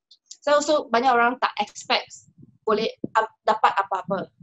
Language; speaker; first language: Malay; non-native, local second language; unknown